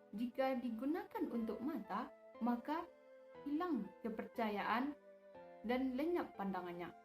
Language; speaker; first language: Malay; non-native, local second language; Minangkabau